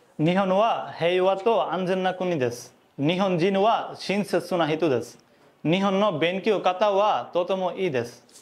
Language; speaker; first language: Japanese; non-native, learner; Bangla